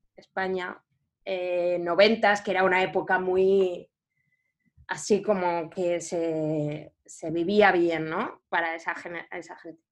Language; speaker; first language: Spanish; native; Spanish